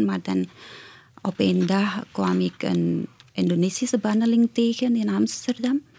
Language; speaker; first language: Dutch; non-native, fluent; Indonesian